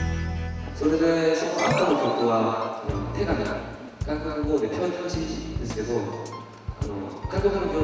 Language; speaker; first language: Japanese; non-native, fluent; Korean